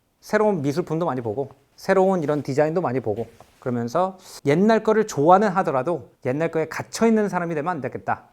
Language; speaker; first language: Korean; native; Korean